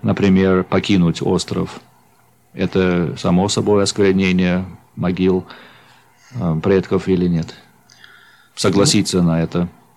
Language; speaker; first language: Russian; non-native, fluent; English